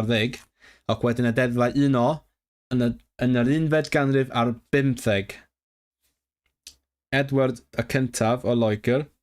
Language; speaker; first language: Welsh; non-native, learner; Cantonese